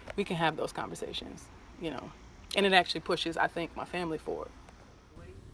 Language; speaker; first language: English; native; English